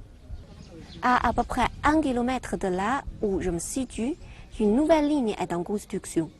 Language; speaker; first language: French; non-native, fluent; Chinese